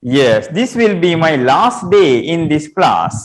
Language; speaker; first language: English; non-native, local second language; Sinhala